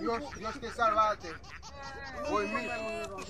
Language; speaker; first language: Spanish; non-native, learner; Haitian Creole